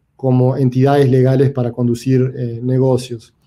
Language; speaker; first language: Spanish; native; Spanish